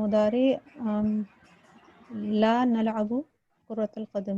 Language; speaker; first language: Arabic; non-native, learner; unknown